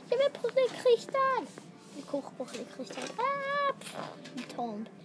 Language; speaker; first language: French; non-native, learner; English